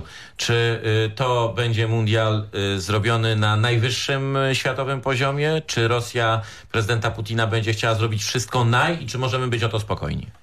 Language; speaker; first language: Polish; native; Polish